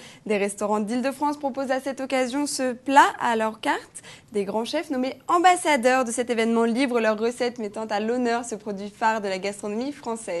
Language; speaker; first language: French; native; French